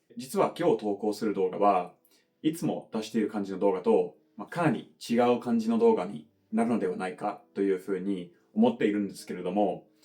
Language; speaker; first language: Japanese; non-native, fluent; English